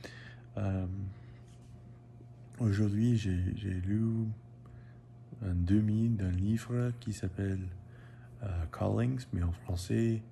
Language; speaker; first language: French; non-native, learner; English